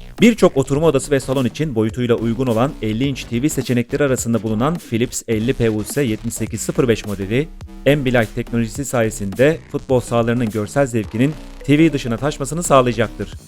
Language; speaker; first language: Turkish; native; Turkish